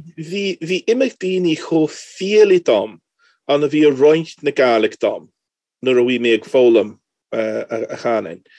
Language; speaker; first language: Irish; non-native, fluent; English